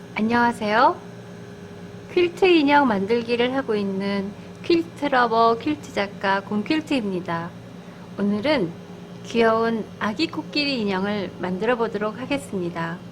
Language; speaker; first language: Korean; native; Korean